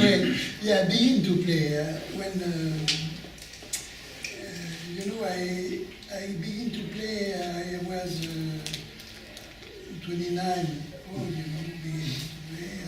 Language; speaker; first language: English; non-native, learner; French